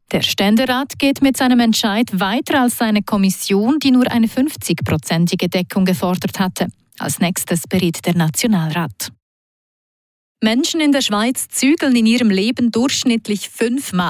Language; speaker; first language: German; native; German